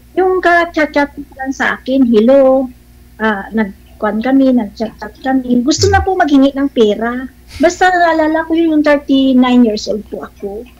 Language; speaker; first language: Filipino; non-native, local second language; Hiligaynon